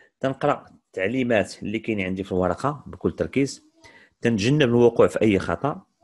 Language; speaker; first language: Arabic; native; Arabic